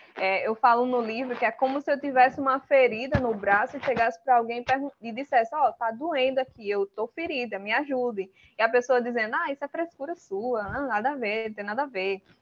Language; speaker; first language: Portuguese; early bilingual, other home language; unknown